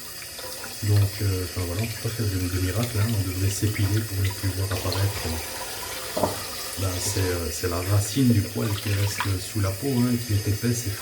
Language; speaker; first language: French; native; French